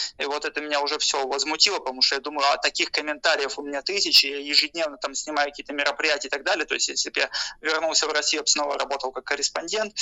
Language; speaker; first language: Russian; native; Russian